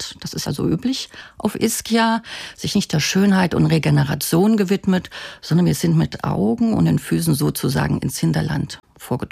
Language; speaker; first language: German; native; German